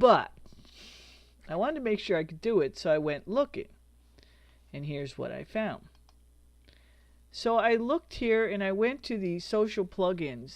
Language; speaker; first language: English; native; English